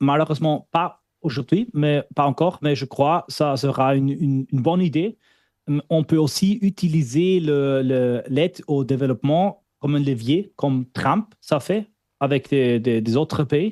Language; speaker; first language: French; non-native, fluent; German